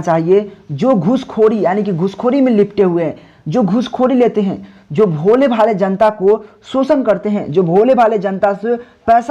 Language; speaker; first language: Hindi; native; Hindi